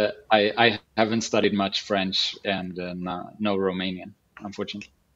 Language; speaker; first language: English; non-native, fluent; Spanish